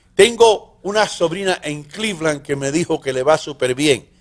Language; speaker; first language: Spanish; early bilingual, heritage; Spanish